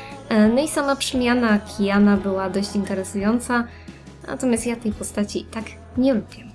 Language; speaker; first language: Polish; native; Polish